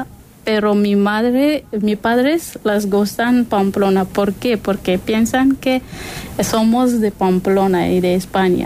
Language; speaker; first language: Spanish; non-native, learner; Persian